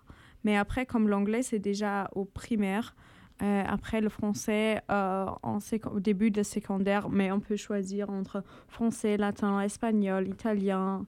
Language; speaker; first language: French; non-native, fluent; German